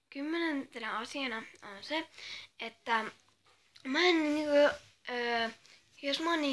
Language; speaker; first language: Finnish; native; Finnish